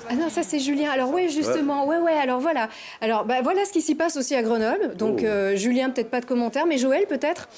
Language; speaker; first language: French; native; French